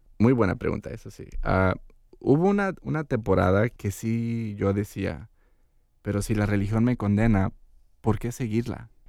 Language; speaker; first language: Spanish; early bilingual, heritage; Spanish